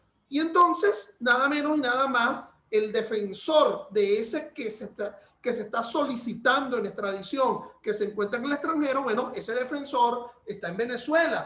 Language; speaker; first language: Spanish; native; Spanish